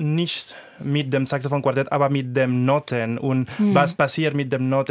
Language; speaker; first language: German; non-native, fluent; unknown